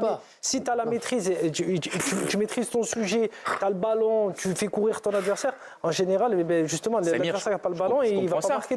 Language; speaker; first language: French; native; French